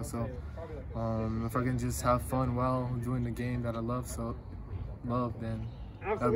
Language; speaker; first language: English; non-native, fluent; Japanese